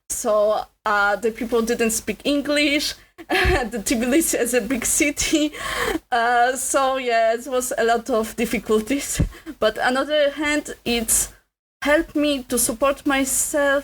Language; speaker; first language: English; non-native, learner; Polish